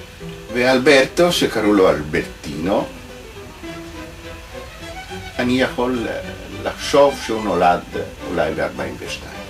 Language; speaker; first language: Hebrew; non-native, fluent; Italian